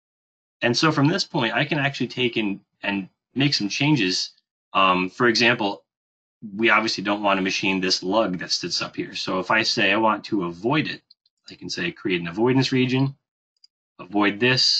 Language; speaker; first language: English; native; English